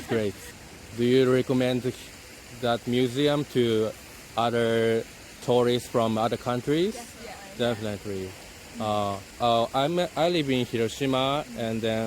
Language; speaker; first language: English; non-native, learner; Japanese